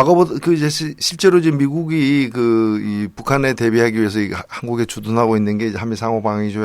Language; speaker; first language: Korean; native; Korean